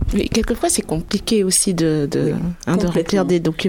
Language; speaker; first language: French; native; French